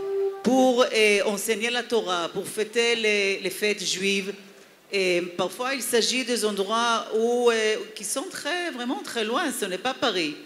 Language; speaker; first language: French; non-native, fluent; Hebrew